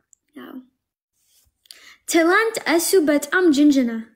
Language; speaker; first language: Amharic; non-native, learner; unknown